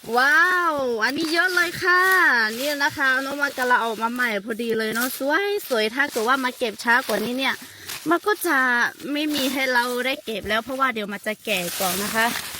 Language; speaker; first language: Thai; non-native, local second language; Lahu